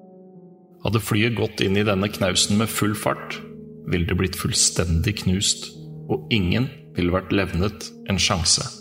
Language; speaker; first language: Norwegian; native; Norwegian